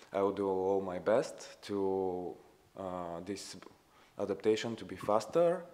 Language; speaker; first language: English; non-native, fluent; Bulgarian